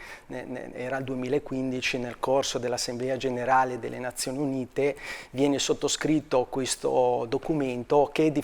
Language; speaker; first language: Italian; native; Italian